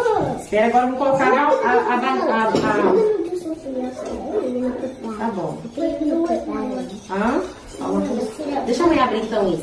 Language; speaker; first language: Portuguese; native; Portuguese